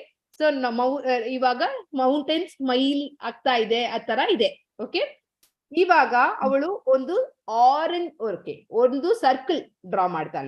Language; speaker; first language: Kannada; non-native, learner; Tamil